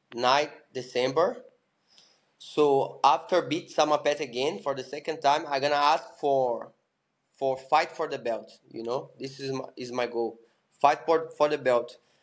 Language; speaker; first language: English; non-native, learner; Portuguese